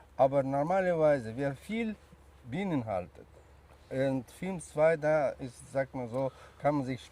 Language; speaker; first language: German; non-native, learner; Russian